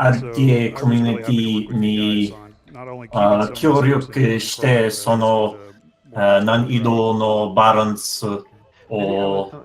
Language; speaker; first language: Japanese; non-native, learner; English